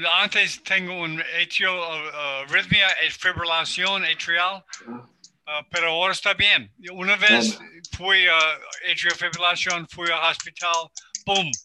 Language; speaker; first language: Spanish; non-native, learner; English